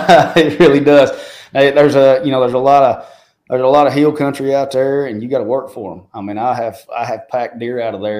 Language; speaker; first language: English; native; English